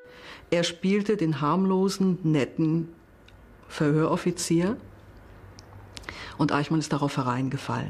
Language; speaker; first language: German; native; German